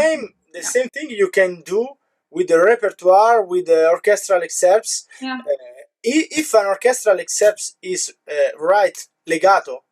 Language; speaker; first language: English; non-native, learner; Italian